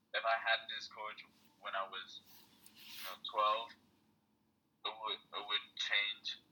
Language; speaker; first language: English; non-native, fluent; Amharic